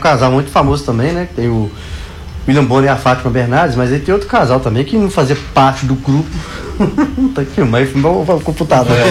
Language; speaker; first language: Portuguese; native; Portuguese